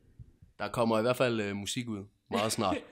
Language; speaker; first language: Danish; native; Danish